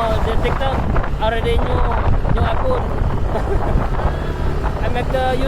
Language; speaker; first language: English; non-native, learner; Indonesian